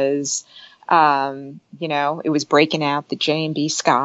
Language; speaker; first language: English; native; English